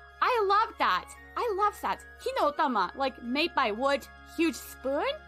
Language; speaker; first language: English; non-native, fluent; Japanese